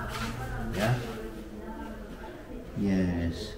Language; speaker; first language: English; non-native, learner; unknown